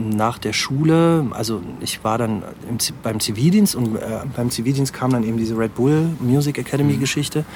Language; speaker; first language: German; native; German